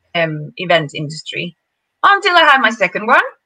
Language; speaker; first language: English; non-native, fluent; Spanish